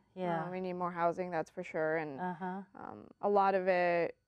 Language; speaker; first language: English; early bilingual, other home language; Spanish